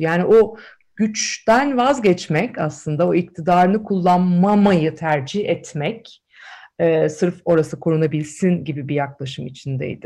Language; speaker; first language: Turkish; native; Turkish